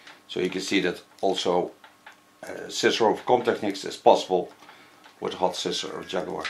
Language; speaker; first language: English; non-native, fluent; Dutch